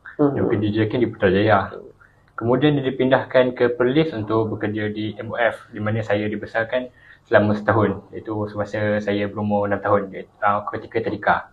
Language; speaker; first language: Malay; native; Malay